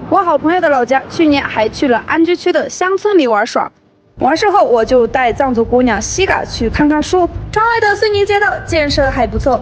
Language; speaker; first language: Chinese; non-native, local second language; Tibetan